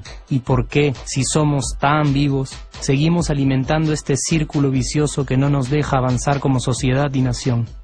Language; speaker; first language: Spanish; native; Spanish